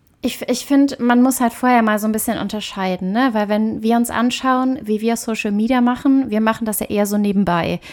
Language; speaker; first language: German; native; German